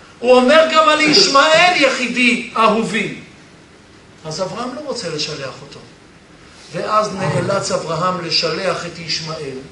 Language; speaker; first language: Hebrew; early bilingual, other home language; Polish